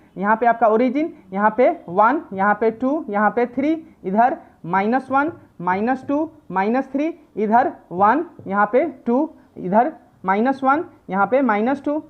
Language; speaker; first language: Hindi; native; Hindi